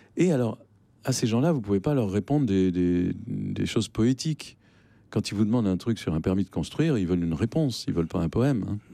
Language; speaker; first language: French; native; French